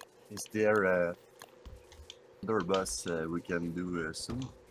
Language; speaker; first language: English; non-native, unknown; French